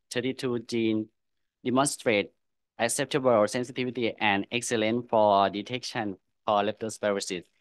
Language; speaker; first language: English; non-native, learner; Thai